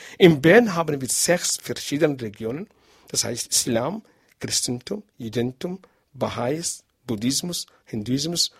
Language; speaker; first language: German; non-native, learner; Arabic